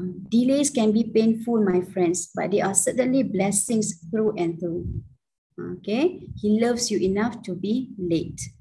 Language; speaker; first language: English; non-native, local second language; Malay